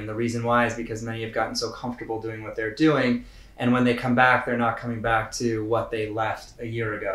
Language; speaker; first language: English; native; English